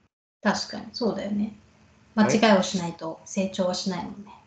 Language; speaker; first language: Japanese; native; Japanese